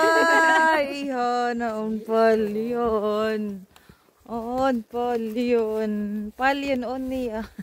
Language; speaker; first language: Finnish; non-native, learner; Filipino